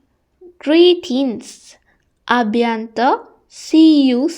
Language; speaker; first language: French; non-native, learner; Sinhala